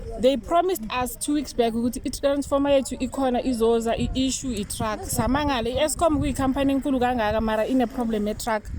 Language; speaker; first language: Zulu; native; Zulu